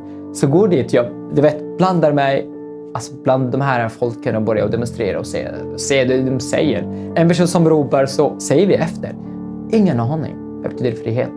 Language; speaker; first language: Swedish; non-native, fluent; Arabic